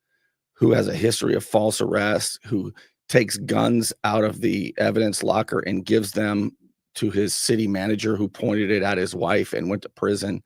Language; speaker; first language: English; native; English